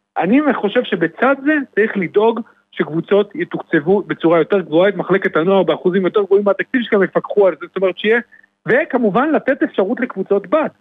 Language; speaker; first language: Hebrew; native; Hebrew